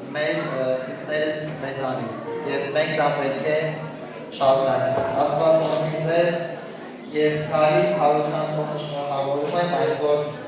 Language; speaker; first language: Armenian; non-native, local second language; Assyrian Neo-Aramaic